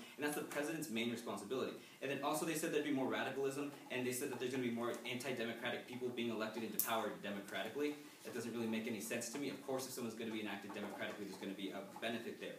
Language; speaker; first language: English; native; English